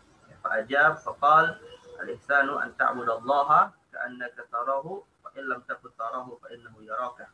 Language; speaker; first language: Arabic; non-native, fluent; Indonesian